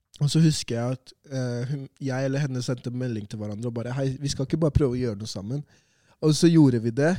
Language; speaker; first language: Norwegian; early bilingual, other home language; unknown